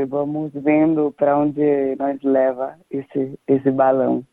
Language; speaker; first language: Portuguese; non-native, fluent; Danish